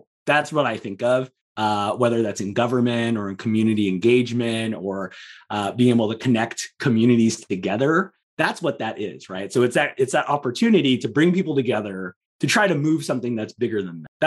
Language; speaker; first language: English; native; English